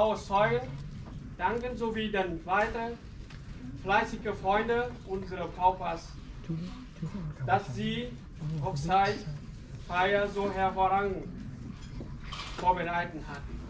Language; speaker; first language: German; non-native, fluent; Vietnamese